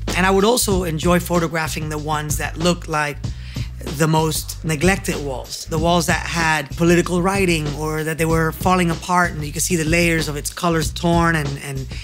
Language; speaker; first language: English; native; English